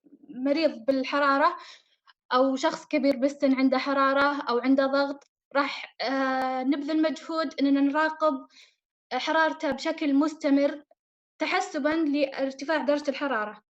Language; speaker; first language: Arabic; native; Arabic